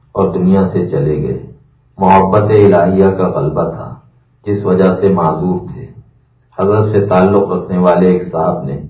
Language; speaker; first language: Urdu; native; Urdu